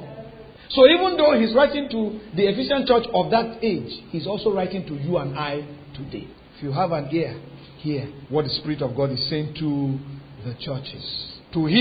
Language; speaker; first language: English; non-native, local second language; Yoruba